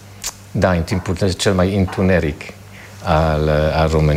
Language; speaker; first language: Romanian; non-native, fluent; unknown